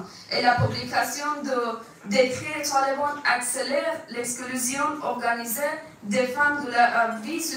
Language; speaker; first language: French; non-native, fluent; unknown